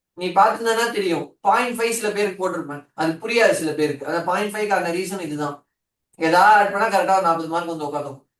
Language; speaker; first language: Tamil; native; Tamil